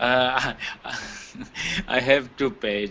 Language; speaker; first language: English; non-native, learner; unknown